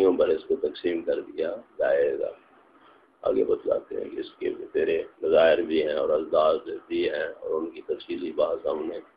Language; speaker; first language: Urdu; non-native, local second language; Punjabi